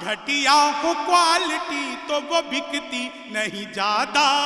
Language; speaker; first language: Hindi; native; Hindi